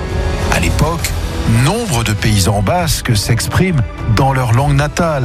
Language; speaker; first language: French; native; French